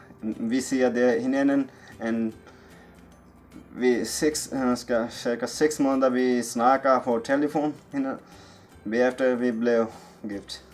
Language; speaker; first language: Danish; non-native, learner; Punjabi